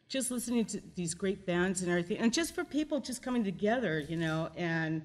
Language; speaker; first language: English; native; English